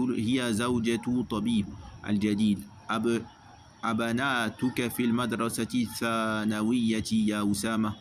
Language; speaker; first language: Arabic; non-native, fluent; French